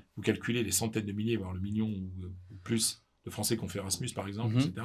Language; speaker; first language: French; native; French